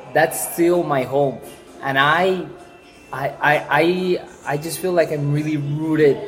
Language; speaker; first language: English; non-native, fluent; Spanish